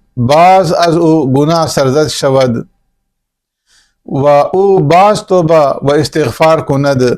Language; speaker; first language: Persian; non-native, fluent; Urdu